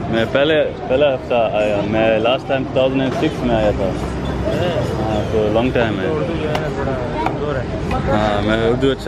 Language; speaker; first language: Hindi; early bilingual, heritage; English